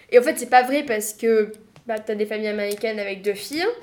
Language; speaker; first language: French; native; French